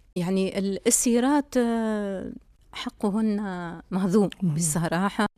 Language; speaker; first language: Arabic; native; Arabic